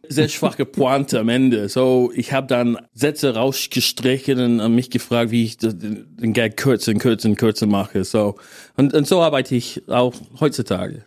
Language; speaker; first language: German; non-native, fluent; English